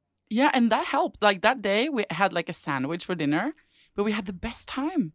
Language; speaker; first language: English; non-native, fluent; Norwegian